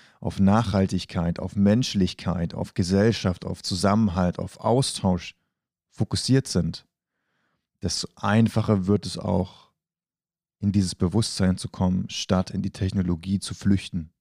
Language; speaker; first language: German; native; German